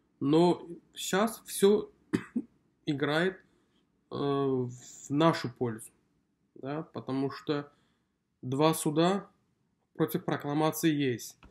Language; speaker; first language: Russian; non-native, local second language; Uzbek